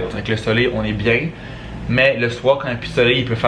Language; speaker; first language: French; native; French